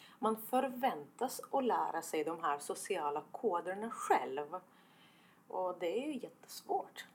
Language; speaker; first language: Swedish; non-native, fluent; Estonian